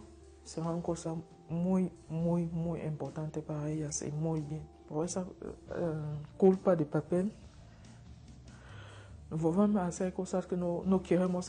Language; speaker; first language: Spanish; non-native, learner; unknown